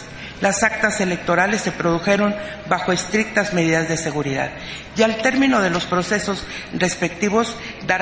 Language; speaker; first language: Spanish; native; Spanish